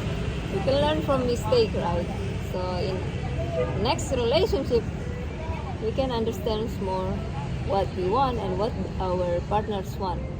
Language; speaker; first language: English; non-native, fluent; Indonesian